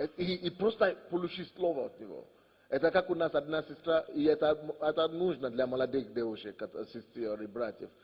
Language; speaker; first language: Russian; non-native, fluent; Yoruba